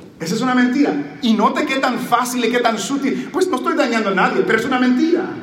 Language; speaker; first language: Spanish; early bilingual, heritage; Spanish